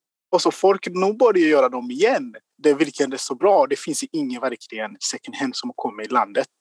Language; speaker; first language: Swedish; non-native, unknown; Kinyarwanda